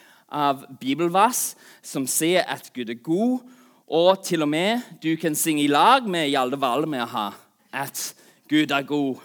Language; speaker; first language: Norwegian; non-native, fluent; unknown